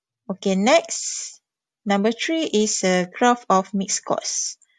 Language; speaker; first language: English; non-native, local second language; Malay